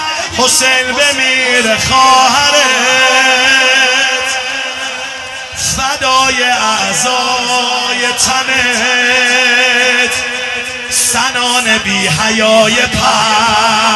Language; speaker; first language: Persian; native; Persian